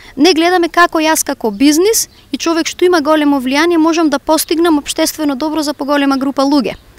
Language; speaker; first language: Macedonian; native; Macedonian